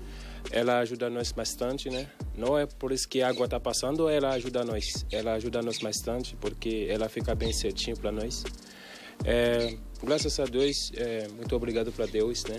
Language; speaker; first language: Portuguese; non-native, learner; Haitian Creole